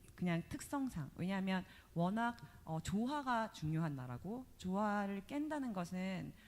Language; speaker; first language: Korean; early bilingual, other home language; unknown